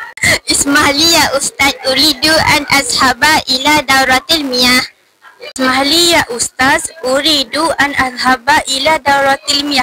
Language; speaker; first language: Arabic; non-native, learner; Malay